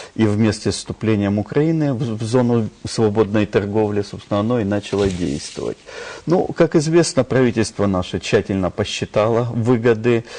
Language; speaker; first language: Russian; native; Russian